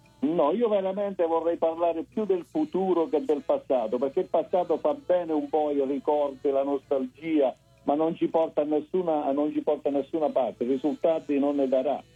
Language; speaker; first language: Italian; early bilingual, heritage; Italian